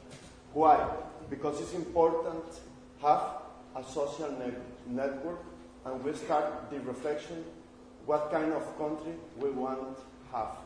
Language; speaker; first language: English; non-native, learner; Spanish